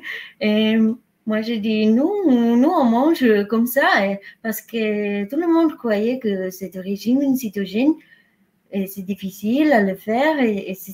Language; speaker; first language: French; non-native, fluent; Polish